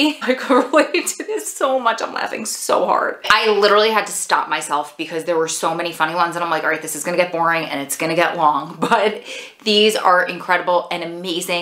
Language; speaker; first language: English; native; English